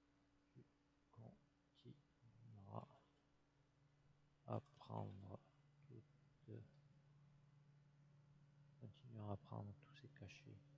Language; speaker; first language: French; non-native, learner; English